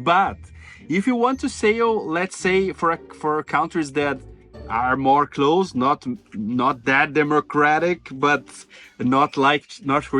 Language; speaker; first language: English; non-native, fluent; Portuguese